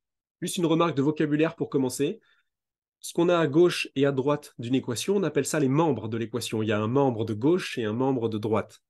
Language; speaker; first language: French; native; French